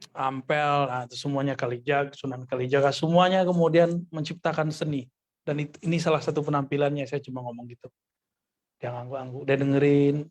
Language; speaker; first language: Indonesian; non-native, local second language; Minangkabau